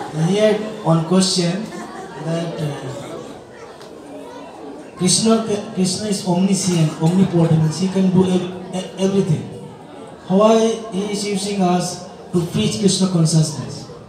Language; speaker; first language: English; non-native, local second language; Bangla